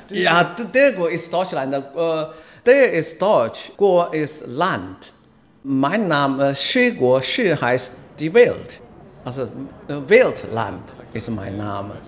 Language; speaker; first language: German; non-native, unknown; Chinese